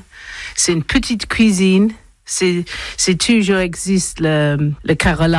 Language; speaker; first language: French; non-native, learner; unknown